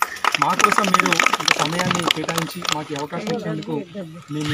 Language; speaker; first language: Telugu; native; Telugu